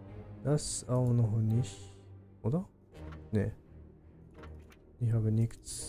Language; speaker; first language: German; non-native, learner; Japanese